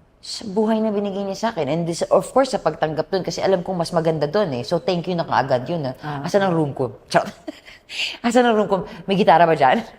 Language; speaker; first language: Filipino; native; Filipino